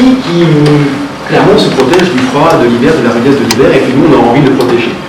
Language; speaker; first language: French; native; French